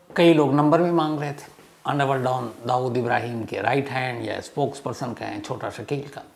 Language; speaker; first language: Hindi; native; Hindi